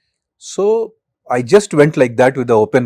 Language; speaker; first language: Telugu; non-native, fluent; Hindi